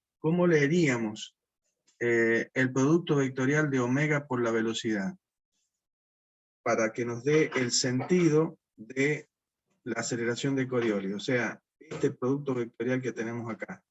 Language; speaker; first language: Spanish; native; Spanish